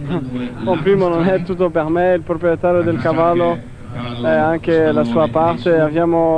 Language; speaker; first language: Italian; non-native, fluent; Portuguese